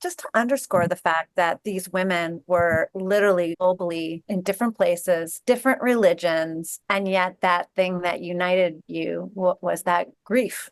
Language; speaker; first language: English; native; English